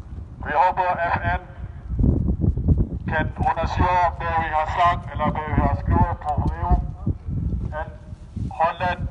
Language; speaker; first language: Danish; non-native, learner; Achinese